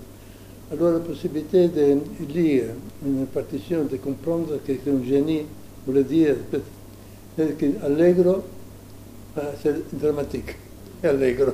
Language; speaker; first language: French; non-native, learner; Italian